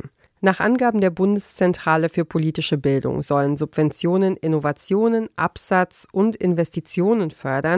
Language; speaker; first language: German; native; German